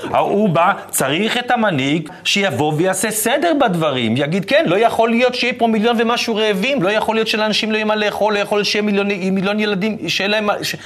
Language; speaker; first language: Hebrew; native; Hebrew